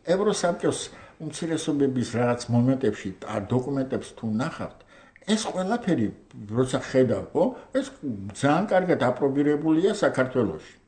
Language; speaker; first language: Georgian; non-native, local second language; Armenian